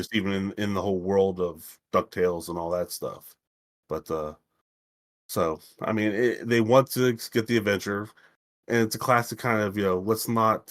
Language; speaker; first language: English; native; English